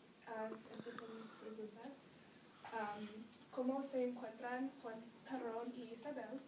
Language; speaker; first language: Spanish; non-native, learner; English